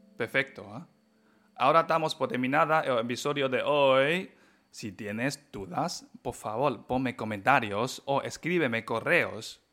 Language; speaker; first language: Spanish; non-native, fluent; Chinese